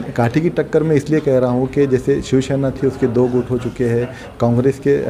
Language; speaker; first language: Hindi; non-native, local second language; Marathi